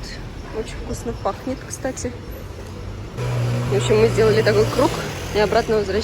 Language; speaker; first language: Russian; native; Russian